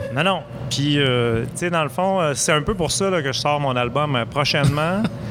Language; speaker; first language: French; native; French